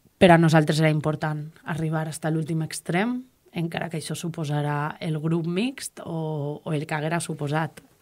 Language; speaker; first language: Catalan; native; Catalan